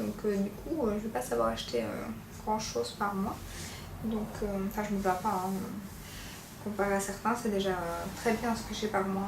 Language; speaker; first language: French; native; French